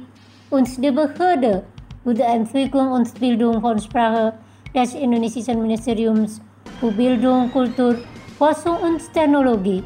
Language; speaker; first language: German; non-native, fluent; Indonesian